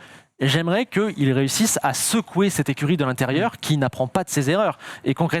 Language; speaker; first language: French; native; French